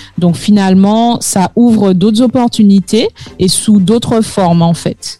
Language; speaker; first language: French; native; French